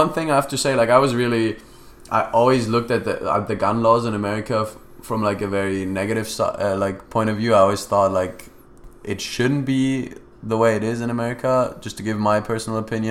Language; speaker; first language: English; non-native, fluent; German